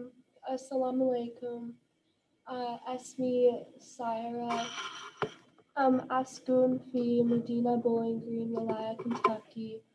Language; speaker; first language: Arabic; non-native, learner; English